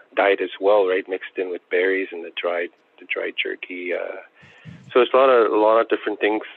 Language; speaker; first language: English; native; English